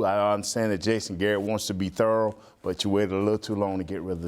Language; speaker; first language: English; native; English